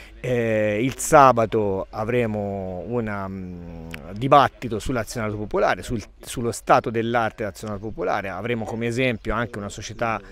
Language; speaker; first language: Italian; native; Italian